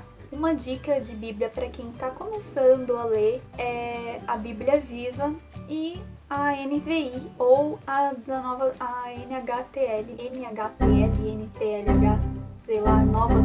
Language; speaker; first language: Portuguese; native; Portuguese